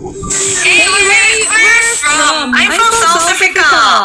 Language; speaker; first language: English; non-native, learner; Filipino